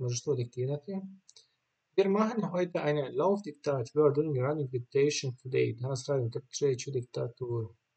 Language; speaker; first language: German; non-native, fluent; Bosnian